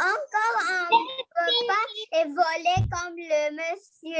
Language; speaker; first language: French; non-native, learner; Arabic